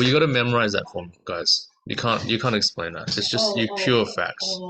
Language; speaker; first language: English; native; English